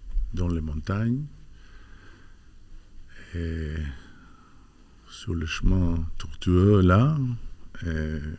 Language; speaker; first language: French; non-native, fluent; Albanian